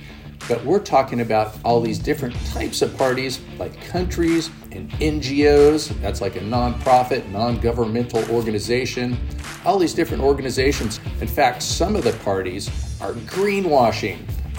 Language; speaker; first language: English; native; English